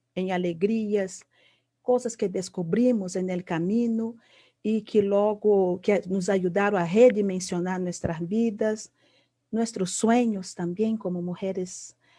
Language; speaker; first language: Spanish; non-native, fluent; Portuguese